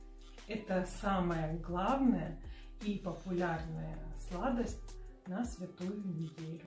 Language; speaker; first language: Russian; native; Russian